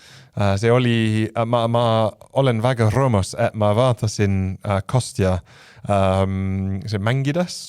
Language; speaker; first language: Estonian; non-native, fluent; English